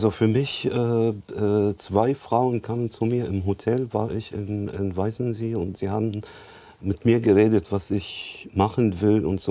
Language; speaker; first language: German; non-native, learner; Arabic